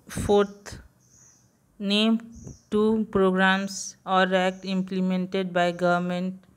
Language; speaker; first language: Hindi; non-native, local second language; Gujarati